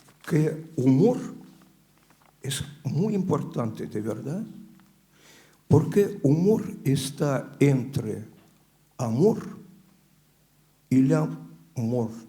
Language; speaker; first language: Spanish; non-native, learner; Russian